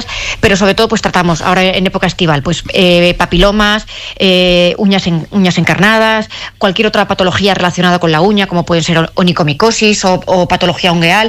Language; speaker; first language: Spanish; native; Spanish